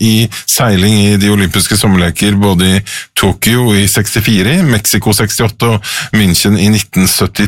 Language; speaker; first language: Norwegian; native; Norwegian